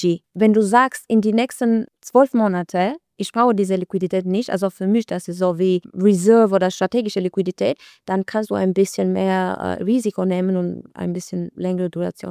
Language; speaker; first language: German; non-native, learner; Albanian